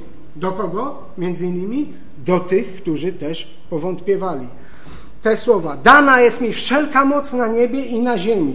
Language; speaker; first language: Polish; native; Polish